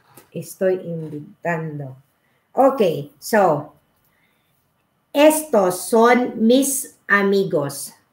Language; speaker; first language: Spanish; non-native, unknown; Filipino